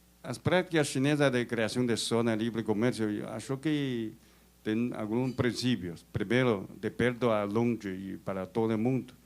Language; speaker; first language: Portuguese; non-native, learner; Chinese